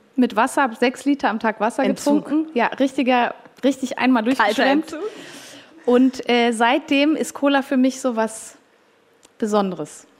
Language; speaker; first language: German; native; German